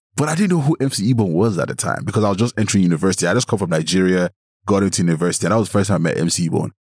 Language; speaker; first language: English; non-native, local second language; Yoruba